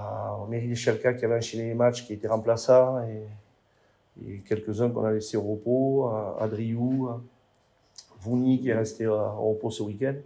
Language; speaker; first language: French; native; French